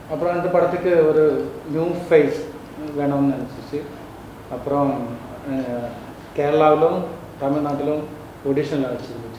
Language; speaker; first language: Tamil; non-native, learner; Malayalam